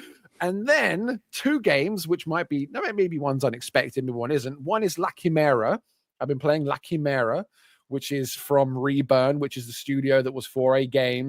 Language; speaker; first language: English; native; English